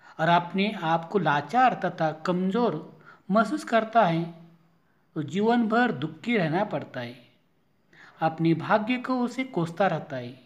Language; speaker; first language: Hindi; non-native, local second language; Marathi